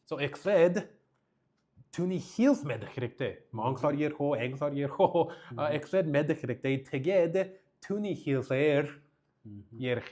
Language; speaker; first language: Mongolian; non-native, learner; English